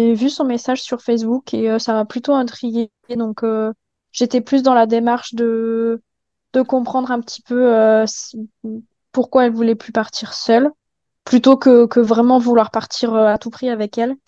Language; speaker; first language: French; native; French